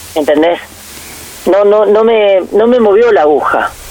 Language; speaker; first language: Spanish; native; Spanish